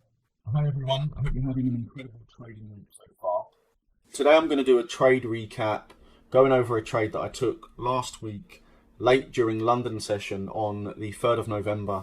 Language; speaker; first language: English; native; English